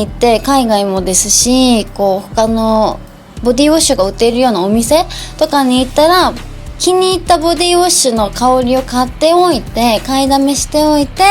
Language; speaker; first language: Japanese; native; Japanese